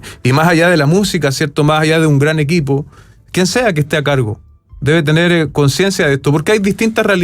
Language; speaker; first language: Spanish; native; Spanish